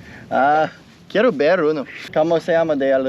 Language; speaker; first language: Spanish; non-native, learner; English